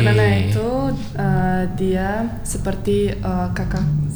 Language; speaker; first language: Indonesian; non-native, learner; Turkmen